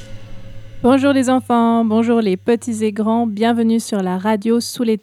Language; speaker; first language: French; native; French